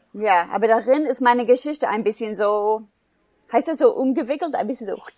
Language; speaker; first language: German; non-native, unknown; English